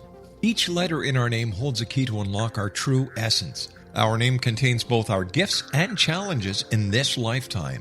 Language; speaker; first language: English; native; English